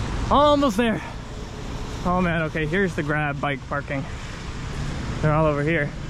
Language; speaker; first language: English; native; English